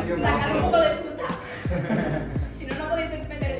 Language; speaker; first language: Spanish; native; Spanish